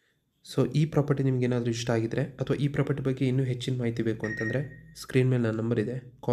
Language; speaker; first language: Kannada; native; Kannada